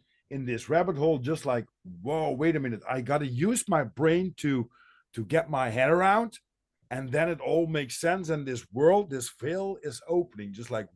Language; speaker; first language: English; non-native, fluent; Dutch